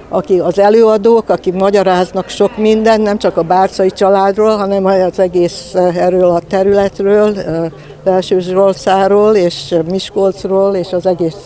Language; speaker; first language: Hungarian; early bilingual, heritage; Hungarian